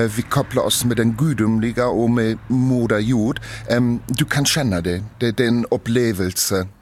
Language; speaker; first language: Swedish; non-native, fluent; German